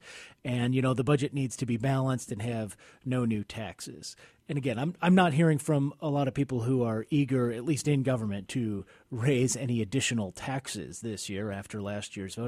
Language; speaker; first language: English; native; English